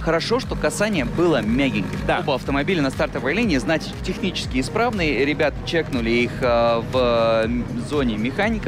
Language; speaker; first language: Russian; native; Russian